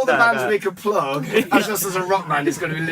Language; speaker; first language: English; native; English